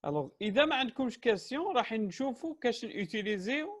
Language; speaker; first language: French; non-native, local second language; Arabic